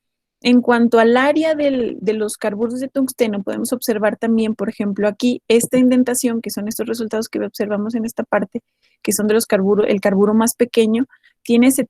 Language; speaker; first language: Spanish; native; Spanish